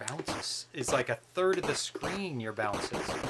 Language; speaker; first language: English; native; English